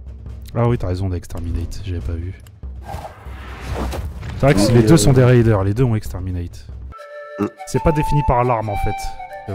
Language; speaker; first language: French; native; French